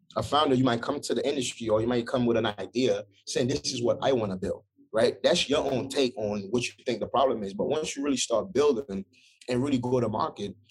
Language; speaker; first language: English; early bilingual, other home language; Haitian Creole